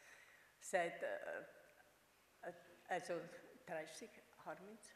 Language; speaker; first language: German; non-native, fluent; Hungarian